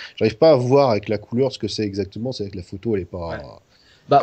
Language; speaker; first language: French; native; French